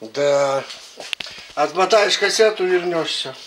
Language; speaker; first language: Russian; native; Russian